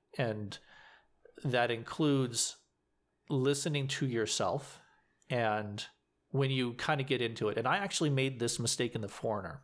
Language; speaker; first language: English; native; English